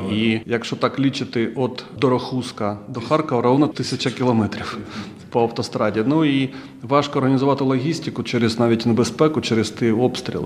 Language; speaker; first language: Ukrainian; non-native, local second language; Russian